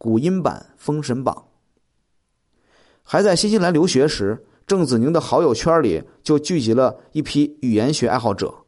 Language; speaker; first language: Chinese; native; Chinese